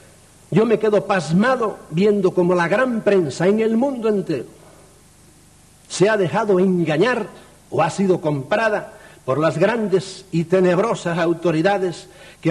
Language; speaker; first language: Spanish; native; Spanish